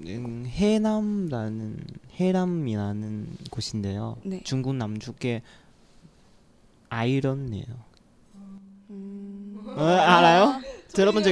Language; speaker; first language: Korean; non-native, learner; Chinese